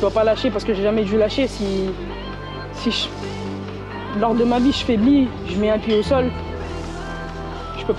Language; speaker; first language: French; native; French